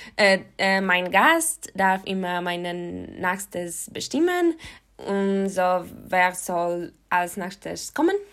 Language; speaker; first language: German; non-native, learner; Polish